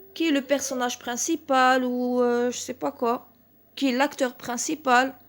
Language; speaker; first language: French; non-native, local second language; Arabic